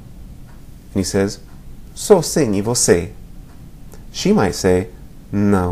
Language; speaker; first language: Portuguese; non-native, fluent; English